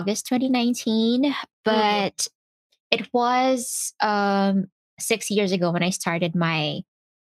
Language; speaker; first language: English; non-native, local second language; Filipino